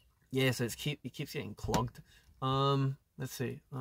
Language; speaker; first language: English; early bilingual, other home language; Korean